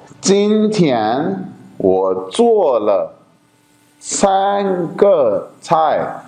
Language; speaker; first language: Chinese; non-native, fluent; Urdu